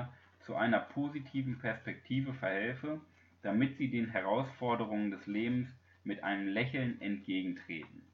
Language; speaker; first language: German; native; German